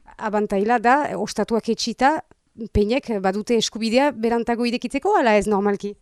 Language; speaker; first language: Basque; native; Basque